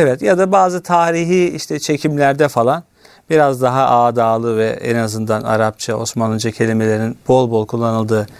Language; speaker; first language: Turkish; native; Turkish